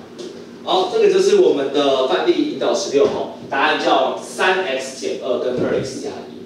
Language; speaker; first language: Chinese; native; Chinese